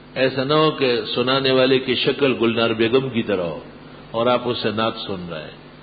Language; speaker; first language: Urdu; non-native, local second language; Pashto